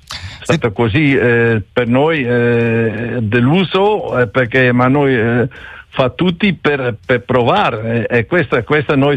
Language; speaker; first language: Italian; non-native, learner; Dutch